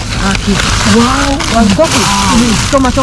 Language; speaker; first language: Spanish; non-native, learner; Arabic